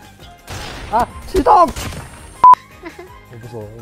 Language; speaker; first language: Chinese; native; Chinese